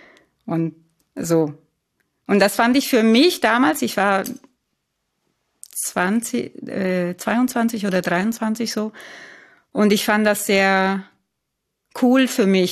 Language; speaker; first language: German; non-native, fluent; Italian